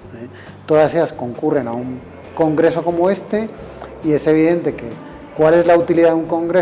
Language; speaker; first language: Spanish; native; Spanish